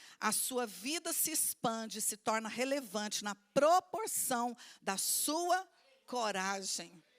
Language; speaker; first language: Portuguese; native; Portuguese